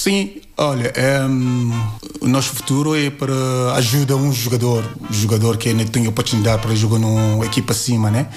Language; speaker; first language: Portuguese; non-native, learner; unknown